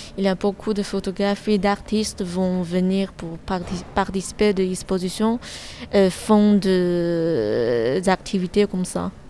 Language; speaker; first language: French; non-native, learner; Chinese